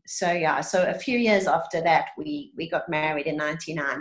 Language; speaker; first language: English; native; English